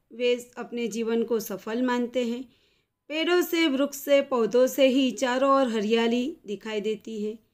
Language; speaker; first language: Hindi; non-native, local second language; Gujarati